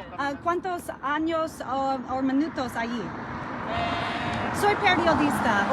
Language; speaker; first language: Spanish; non-native, learner; English